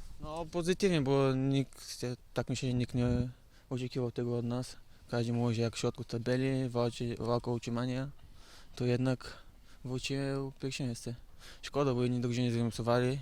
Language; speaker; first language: Polish; non-native, learner; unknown